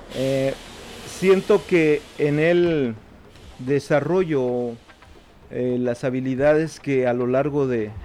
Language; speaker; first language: Spanish; non-native, local second language; Zapotec